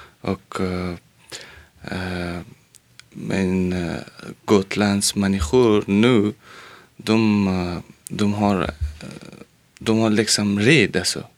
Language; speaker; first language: Swedish; non-native, learner; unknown